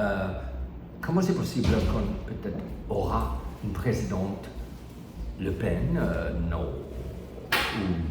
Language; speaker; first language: French; non-native, learner; German